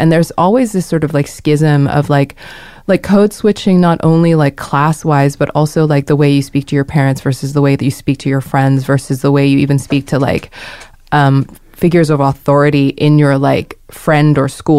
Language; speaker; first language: English; non-native, local second language; Korean